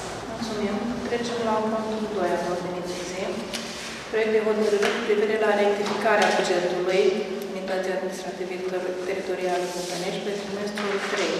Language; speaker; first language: Romanian; native; Romanian